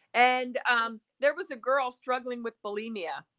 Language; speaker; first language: English; native; English